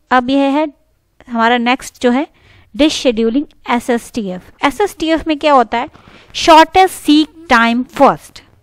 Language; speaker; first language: Hindi; native; Hindi